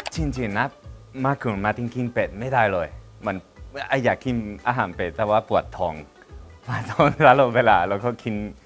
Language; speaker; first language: Thai; non-native, learner; Spanish